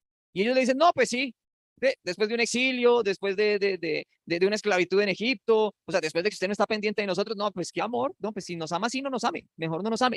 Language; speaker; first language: Spanish; native; Spanish